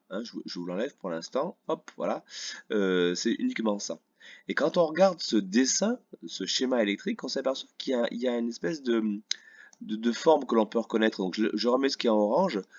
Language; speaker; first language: French; native; French